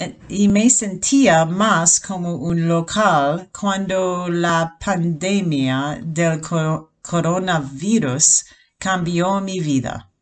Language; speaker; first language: Spanish; non-native, fluent; English